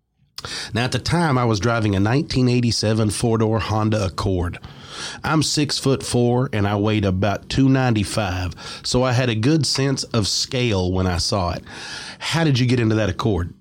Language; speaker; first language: English; native; English